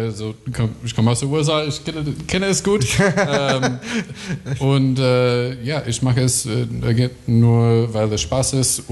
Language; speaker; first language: German; non-native, learner; English